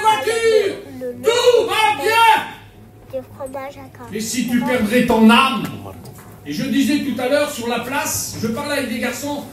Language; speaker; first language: French; native; French